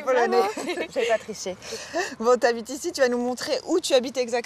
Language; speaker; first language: French; native; French